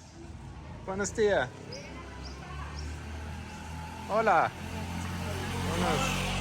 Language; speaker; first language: Spanish; non-native, learner; English